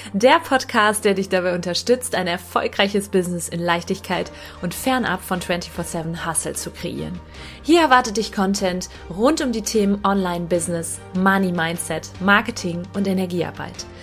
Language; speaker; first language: German; native; German